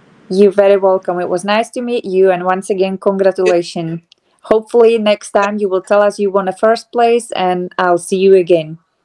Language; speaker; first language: English; non-native, fluent; Slovak